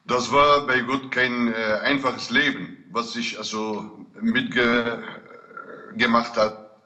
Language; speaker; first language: German; non-native, fluent; Kurdish